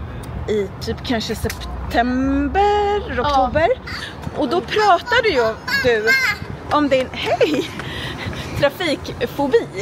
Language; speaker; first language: Swedish; native; Swedish